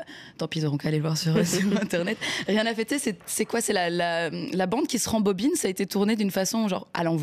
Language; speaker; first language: French; native; French